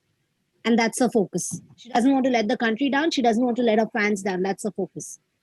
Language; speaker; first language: English; non-native, local second language; Hindi